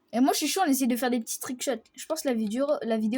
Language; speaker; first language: French; native; French